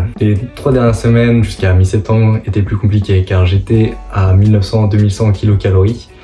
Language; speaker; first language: French; native; French